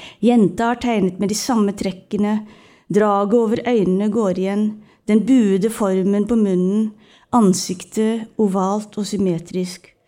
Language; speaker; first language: Norwegian; early bilingual, other home language; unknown